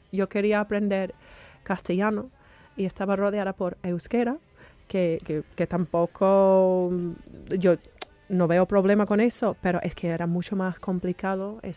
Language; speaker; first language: Spanish; non-native, fluent; English